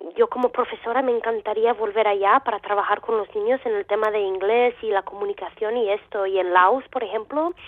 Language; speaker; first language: Spanish; non-native, fluent; English